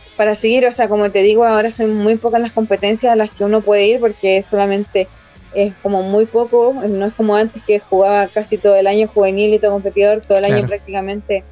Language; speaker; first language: Spanish; native; Spanish